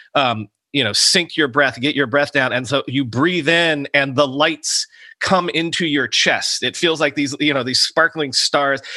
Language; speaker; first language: English; native; English